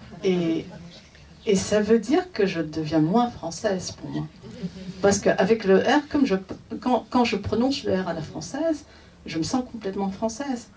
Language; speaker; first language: French; non-native, fluent; Japanese